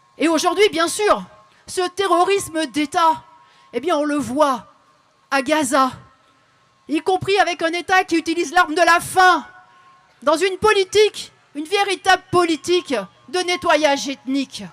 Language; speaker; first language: French; native; French